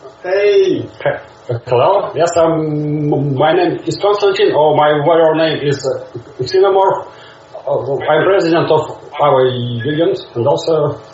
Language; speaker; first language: English; non-native, learner; Russian